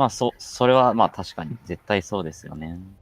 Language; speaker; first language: Japanese; native; Japanese